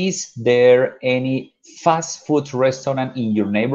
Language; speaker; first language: English; non-native, fluent; Spanish